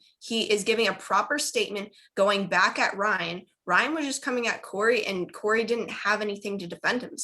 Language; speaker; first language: English; native; English